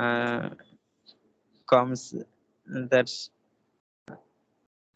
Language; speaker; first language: English; non-native, learner; Hindi